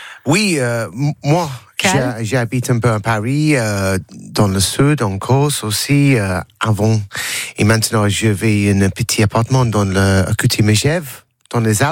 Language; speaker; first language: French; non-native, learner; English